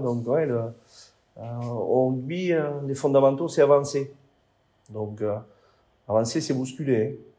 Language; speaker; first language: French; native; French